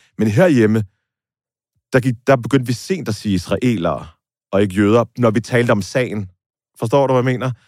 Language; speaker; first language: Danish; native; Danish